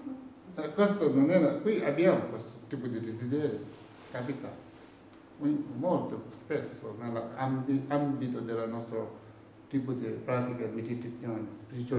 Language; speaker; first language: Italian; non-native, learner; Tibetan